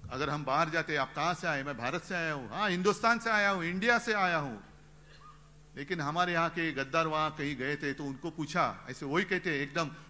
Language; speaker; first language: Hindi; non-native, local second language; Marathi